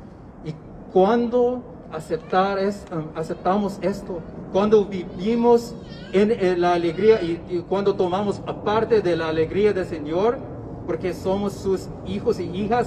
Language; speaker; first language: Spanish; non-native, learner; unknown